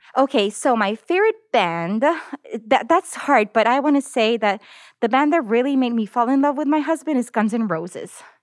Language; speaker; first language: English; non-native, fluent; Italian